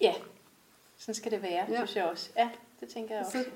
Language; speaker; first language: Danish; native; Danish